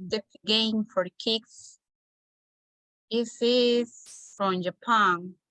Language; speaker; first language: English; non-native, learner; Spanish